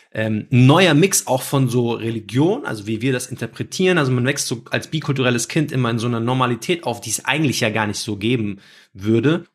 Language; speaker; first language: German; native; German